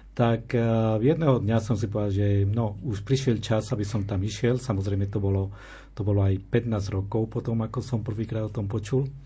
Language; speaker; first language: Slovak; non-native, fluent; Spanish